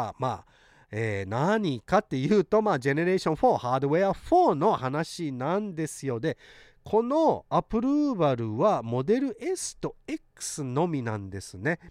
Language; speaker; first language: Japanese; early bilingual, heritage; Japanese